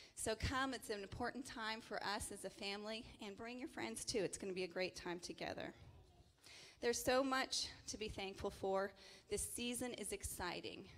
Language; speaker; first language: English; native; English